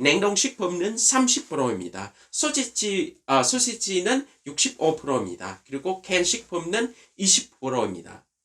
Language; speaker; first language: Korean; non-native, fluent; Vietnamese